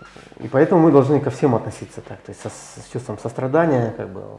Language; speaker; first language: Russian; native; Russian